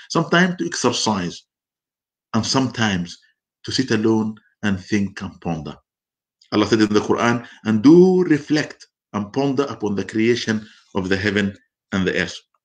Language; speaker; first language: English; non-native, fluent; Arabic